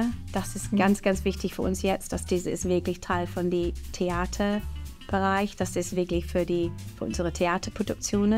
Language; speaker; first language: German; non-native, fluent; English